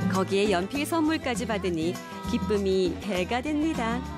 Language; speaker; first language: Korean; native; Korean